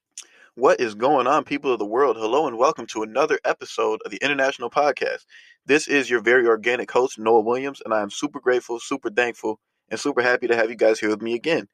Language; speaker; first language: English; native; English